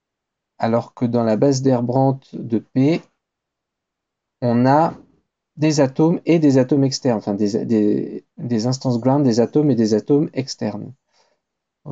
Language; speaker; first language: French; native; French